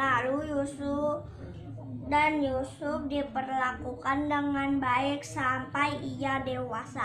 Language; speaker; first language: Indonesian; native; Indonesian